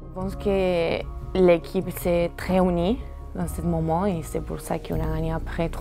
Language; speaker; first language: French; non-native, learner; Spanish